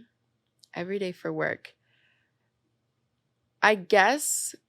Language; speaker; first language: English; native; English